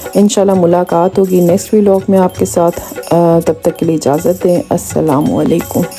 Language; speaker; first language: Urdu; non-native, local second language; Punjabi